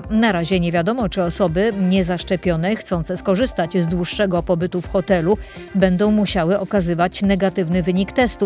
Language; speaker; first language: Polish; native; Polish